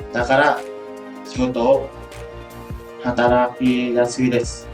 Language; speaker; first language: Japanese; non-native, learner; Vietnamese